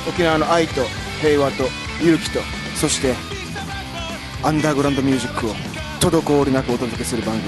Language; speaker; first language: Japanese; native; Japanese